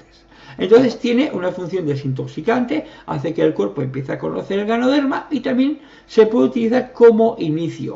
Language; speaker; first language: Spanish; native; Spanish